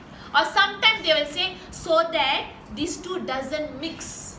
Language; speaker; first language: English; non-native, local second language; Tamil